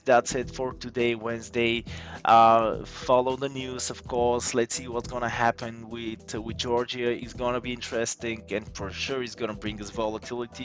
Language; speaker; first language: English; non-native, fluent; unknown